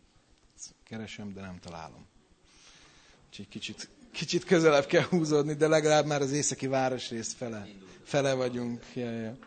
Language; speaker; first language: Hungarian; native; Hungarian